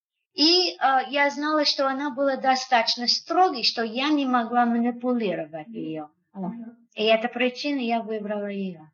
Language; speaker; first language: Russian; non-native, fluent; English